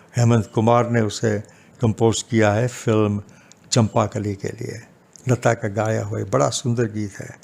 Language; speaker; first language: Hindi; non-native, local second language; Gujarati